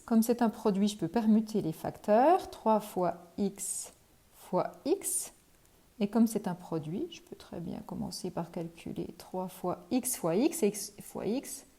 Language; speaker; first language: French; native; French